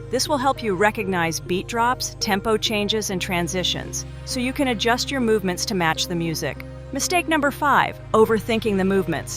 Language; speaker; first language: English; non-native, fluent; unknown